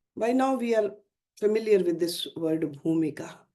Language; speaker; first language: English; non-native, local second language; Hindi